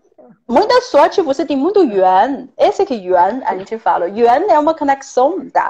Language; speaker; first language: Portuguese; non-native, fluent; Chinese